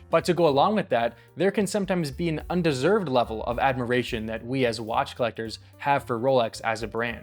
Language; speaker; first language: English; native; English